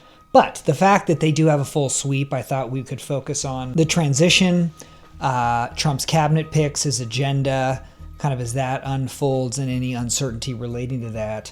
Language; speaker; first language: English; native; English